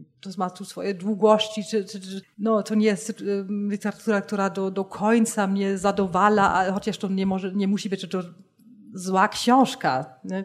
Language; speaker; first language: Polish; non-native, fluent; German